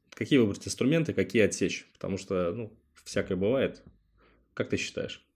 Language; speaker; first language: Russian; native; Russian